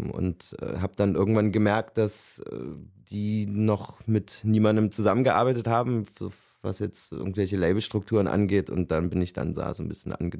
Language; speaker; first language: German; native; German